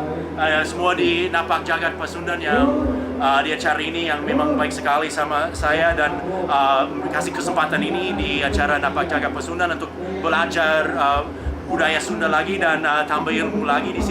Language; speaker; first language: Indonesian; non-native, fluent; English